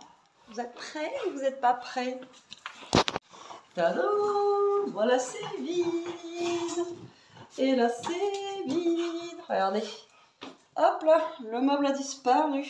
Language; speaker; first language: French; native; French